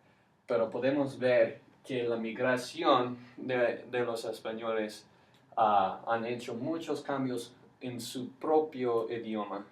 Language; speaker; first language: Spanish; non-native, fluent; English